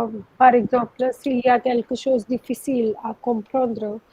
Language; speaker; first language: French; non-native, fluent; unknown